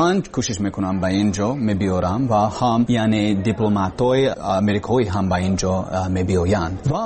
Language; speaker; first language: Persian; non-native, learner; English